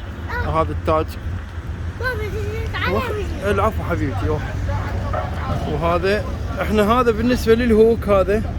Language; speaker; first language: Arabic; native; Arabic